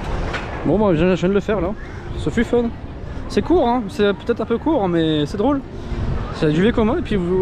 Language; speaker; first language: French; native; French